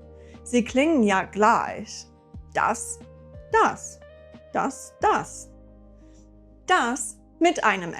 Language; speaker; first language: German; non-native, fluent; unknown